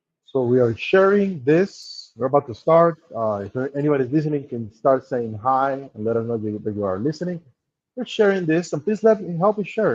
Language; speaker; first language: English; non-native, fluent; Spanish